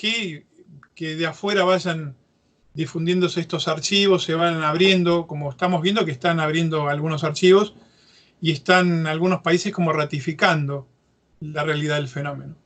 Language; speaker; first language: Spanish; native; Spanish